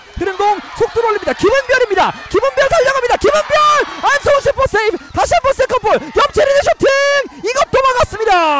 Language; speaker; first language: Korean; native; Korean